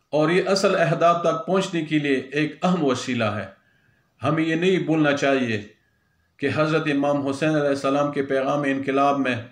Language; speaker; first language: Urdu; non-native, local second language; Pashto